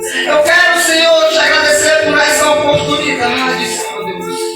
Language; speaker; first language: Portuguese; native; Portuguese